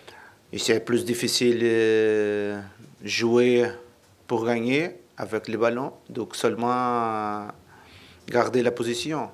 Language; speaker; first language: French; non-native, learner; Portuguese